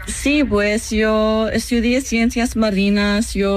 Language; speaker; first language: Spanish; non-native, learner; English